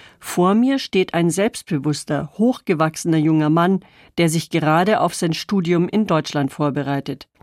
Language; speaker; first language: German; native; German